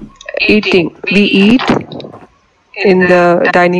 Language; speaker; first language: English; non-native, local second language; Hindi